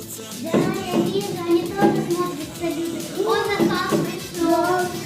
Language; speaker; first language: Russian; non-native, local second language; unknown